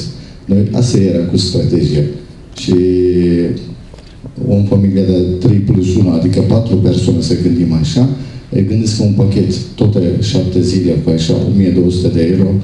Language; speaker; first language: Romanian; non-native, learner; Turkish